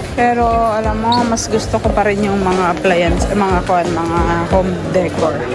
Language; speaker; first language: Filipino; non-native, local second language; Cebuano